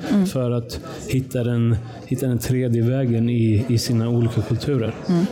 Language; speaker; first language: Swedish; early bilingual, other home language; Persian